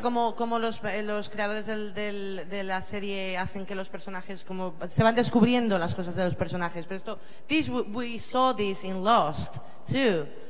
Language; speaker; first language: Spanish; native; Spanish